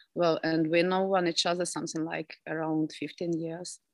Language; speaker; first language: English; non-native, learner; Ukrainian